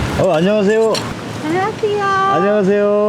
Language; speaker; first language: Korean; native; Korean